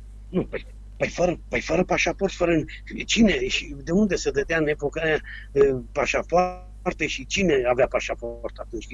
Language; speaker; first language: Romanian; native; Romanian